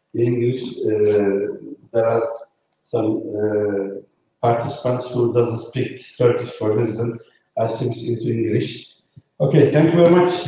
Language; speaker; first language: English; non-native, fluent; Turkish